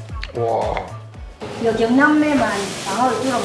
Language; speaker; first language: Korean; native; Korean